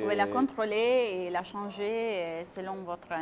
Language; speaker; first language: French; non-native, fluent; Italian